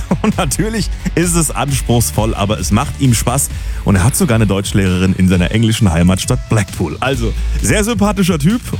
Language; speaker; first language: German; native; German